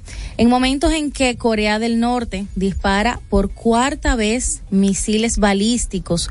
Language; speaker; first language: Spanish; native; Spanish